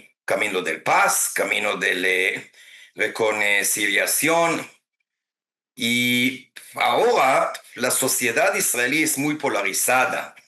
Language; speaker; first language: Spanish; non-native, fluent; Hebrew